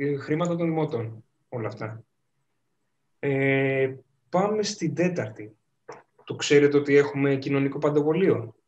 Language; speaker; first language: Greek; native; Greek